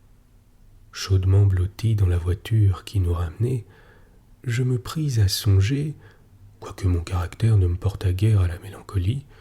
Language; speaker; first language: French; native; French